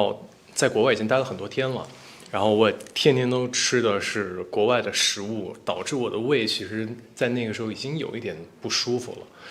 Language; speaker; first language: Chinese; native; Chinese